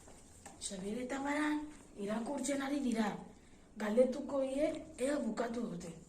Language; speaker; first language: Basque; non-native, learner; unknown